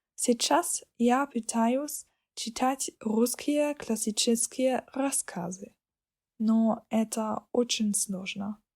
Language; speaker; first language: Russian; non-native, learner; German